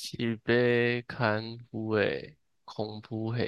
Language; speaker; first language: Korean; non-native, learner; Chinese